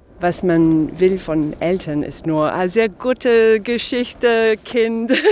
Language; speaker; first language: German; non-native, fluent; English